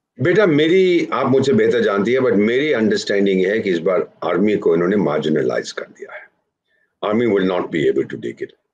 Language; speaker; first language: Hindi; native; Hindi